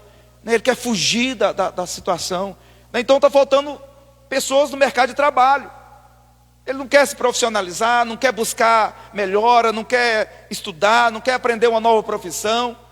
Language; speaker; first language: Portuguese; native; Portuguese